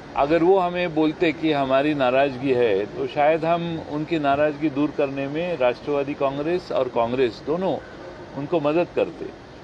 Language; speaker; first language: Hindi; non-native, local second language; Marathi